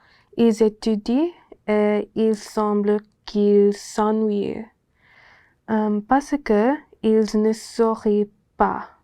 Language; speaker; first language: French; non-native, learner; English